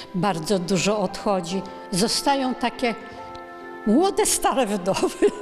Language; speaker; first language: Polish; native; Polish